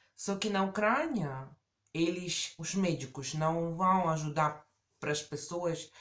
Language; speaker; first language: Portuguese; native; Portuguese